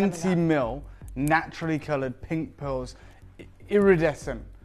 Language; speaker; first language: English; native; English